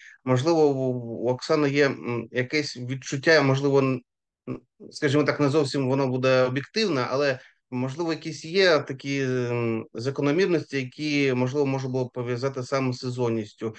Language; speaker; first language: Ukrainian; native; Ukrainian